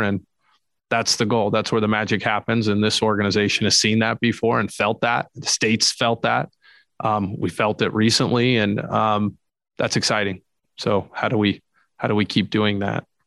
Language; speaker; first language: English; native; English